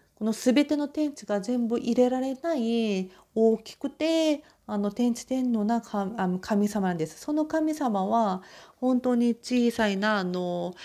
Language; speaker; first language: Japanese; non-native, fluent; Korean